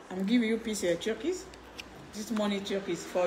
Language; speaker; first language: English; non-native, learner; French